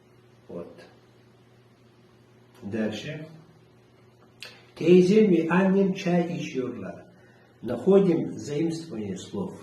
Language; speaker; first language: Russian; non-native, local second language; Chechen